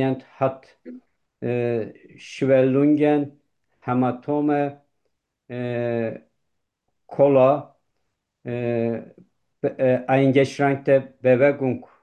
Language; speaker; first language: German; non-native, learner; Turkish